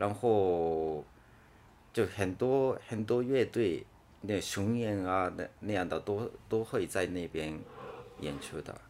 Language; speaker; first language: Chinese; non-native, fluent; Japanese